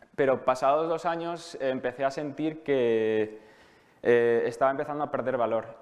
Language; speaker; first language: Spanish; native; Spanish